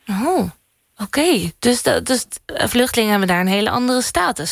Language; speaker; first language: Dutch; native; Dutch